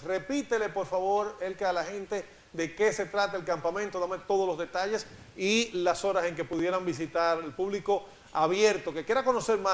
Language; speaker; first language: Spanish; native; Spanish